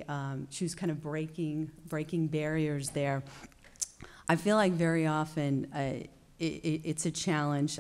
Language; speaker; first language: English; native; English